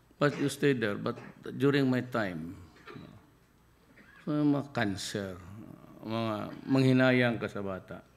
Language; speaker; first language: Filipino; non-native, local second language; Cebuano